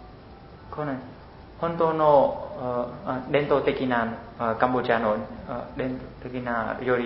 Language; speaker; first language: Japanese; non-native, learner; Khmer